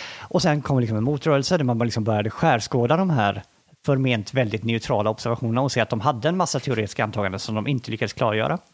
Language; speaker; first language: Swedish; native; Swedish